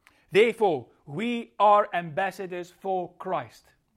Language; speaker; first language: English; non-native, local second language; Afrikaans